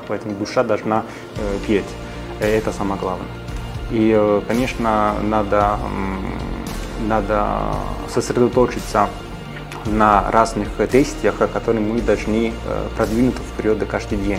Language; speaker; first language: Russian; non-native, fluent; Italian